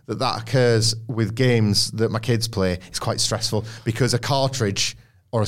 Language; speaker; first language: English; native; English